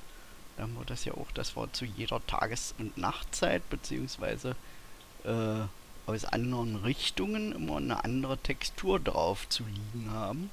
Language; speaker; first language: German; native; German